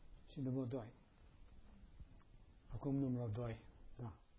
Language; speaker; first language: Romanian; non-native, learner; English